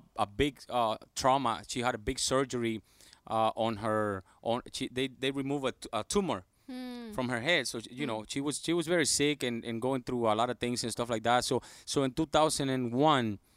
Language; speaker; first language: English; non-native, fluent; Spanish